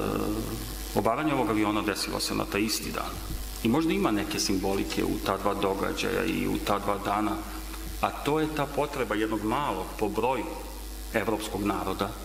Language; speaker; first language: Serbian; native; Serbian